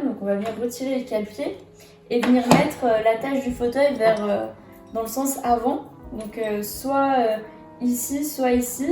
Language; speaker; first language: French; native; French